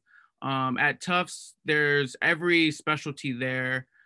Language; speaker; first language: English; native; English